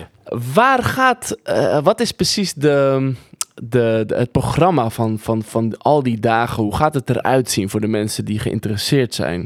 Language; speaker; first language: Dutch; native; Dutch